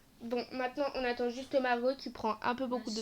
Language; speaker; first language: French; native; French